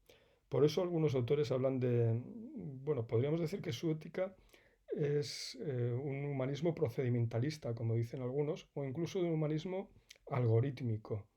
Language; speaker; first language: Spanish; native; Spanish